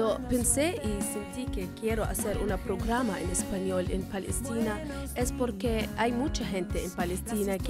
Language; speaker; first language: Spanish; non-native, fluent; Arabic